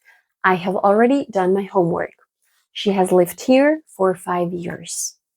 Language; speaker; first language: English; non-native, fluent; Spanish